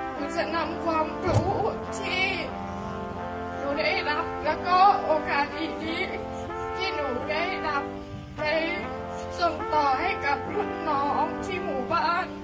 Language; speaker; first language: Thai; non-native, local second language; Hmong